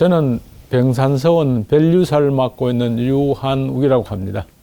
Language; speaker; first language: Korean; native; Korean